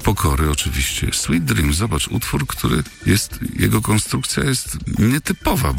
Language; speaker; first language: Polish; native; Polish